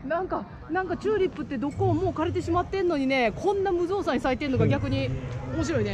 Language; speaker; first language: Japanese; native; Japanese